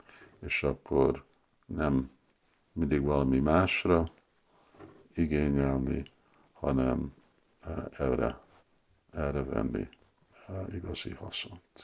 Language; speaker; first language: Hungarian; early bilingual, heritage; Hungarian